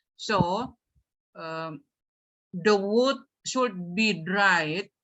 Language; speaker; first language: English; non-native, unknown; Indonesian